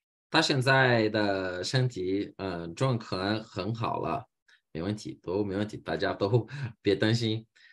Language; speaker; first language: Chinese; non-native, fluent; Portuguese